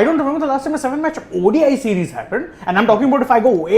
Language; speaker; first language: English; non-native, local second language; Hindi